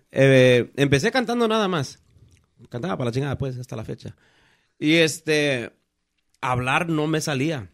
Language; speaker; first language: Spanish; native; Spanish